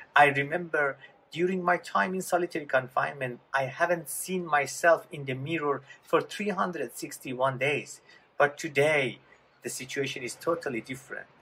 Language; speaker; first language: English; non-native, fluent; Persian